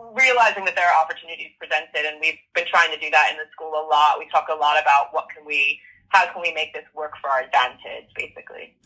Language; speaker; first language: English; native; English